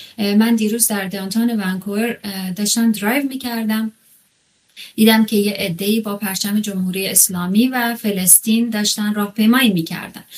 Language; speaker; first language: Persian; non-native, local second language; Kurdish